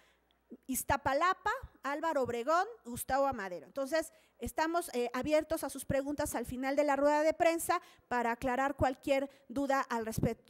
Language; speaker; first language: Spanish; native; Spanish